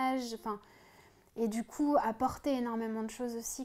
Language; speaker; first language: French; native; French